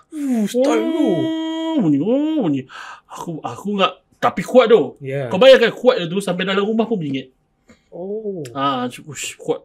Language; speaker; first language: Malay; early bilingual, heritage; Malay